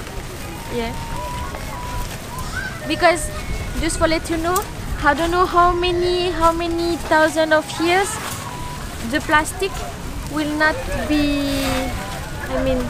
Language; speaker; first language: English; non-native, learner; French